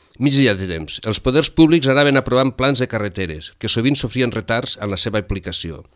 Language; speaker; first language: Catalan; native; Catalan